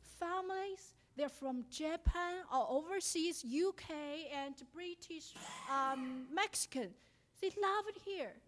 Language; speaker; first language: English; non-native, fluent; Chinese